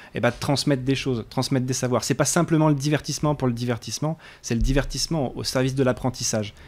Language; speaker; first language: French; native; French